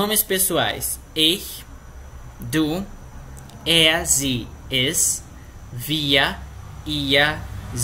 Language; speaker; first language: German; non-native, learner; Portuguese